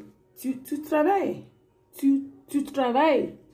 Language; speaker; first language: French; non-native, learner; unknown